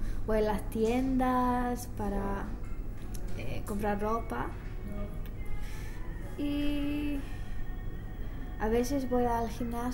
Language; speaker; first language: Spanish; non-native, learner; English